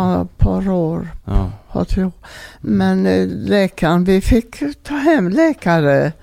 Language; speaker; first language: Swedish; non-native, fluent; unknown